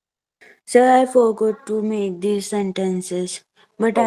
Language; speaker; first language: English; non-native, local second language; Hindi